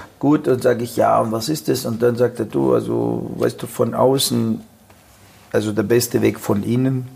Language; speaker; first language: German; non-native, fluent; Russian